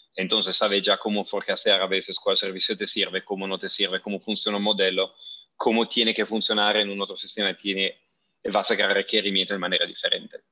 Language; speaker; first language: Spanish; non-native, fluent; Italian